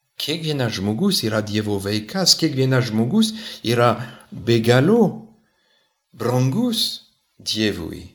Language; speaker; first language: Lithuanian; non-native, fluent; French